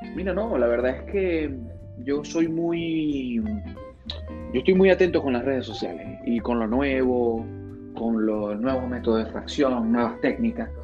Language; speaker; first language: Spanish; native; Spanish